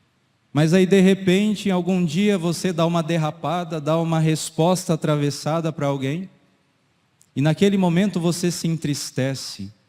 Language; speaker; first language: Portuguese; native; Portuguese